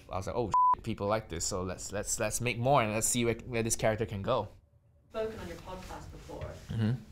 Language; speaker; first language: English; non-native, local second language; Chinese